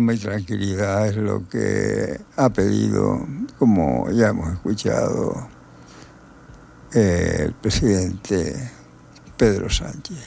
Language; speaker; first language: Spanish; native; Spanish